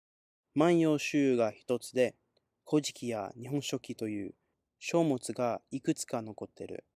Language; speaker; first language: Japanese; non-native, learner; English